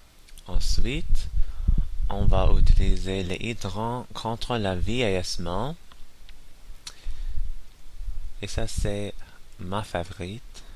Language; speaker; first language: French; non-native, learner; English